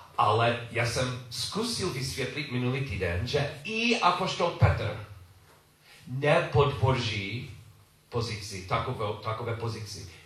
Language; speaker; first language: Czech; non-native, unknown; English